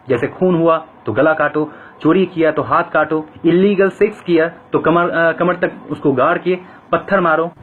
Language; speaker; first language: Hindi; non-native, fluent; Bangla